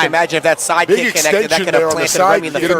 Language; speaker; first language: English; native; English